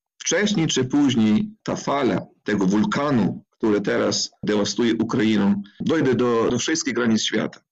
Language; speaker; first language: Polish; non-native, fluent; Ukrainian